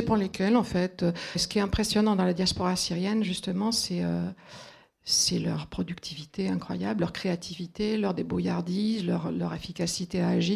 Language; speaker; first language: French; native; French